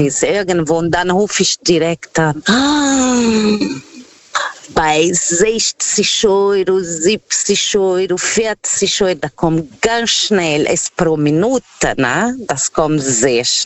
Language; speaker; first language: German; non-native, fluent; Portuguese